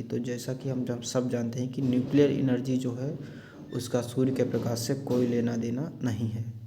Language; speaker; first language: Hindi; native; Hindi